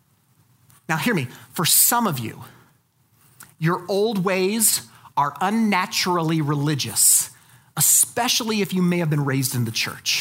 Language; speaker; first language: English; native; English